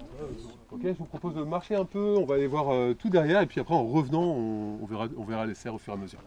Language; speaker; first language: French; native; French